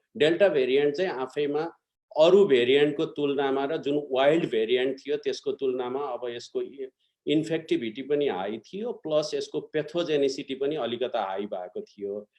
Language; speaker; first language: Nepali; native; Nepali